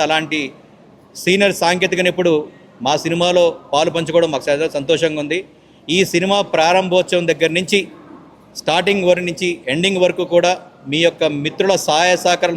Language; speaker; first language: Telugu; native; Telugu